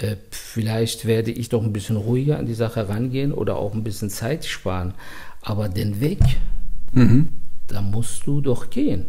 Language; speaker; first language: German; non-native, fluent; Persian